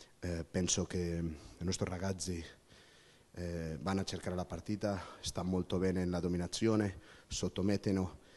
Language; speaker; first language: Italian; non-native, fluent; Spanish